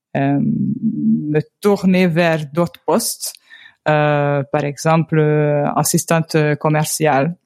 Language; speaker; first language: French; non-native, fluent; Hungarian